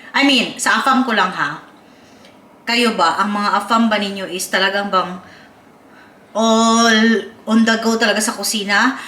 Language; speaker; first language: Filipino; non-native, local second language; Cebuano